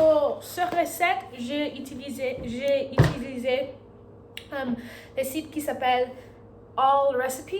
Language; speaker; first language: French; non-native, learner; English